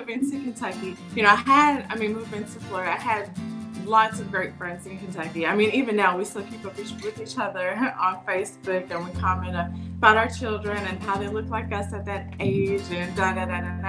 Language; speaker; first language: English; native; English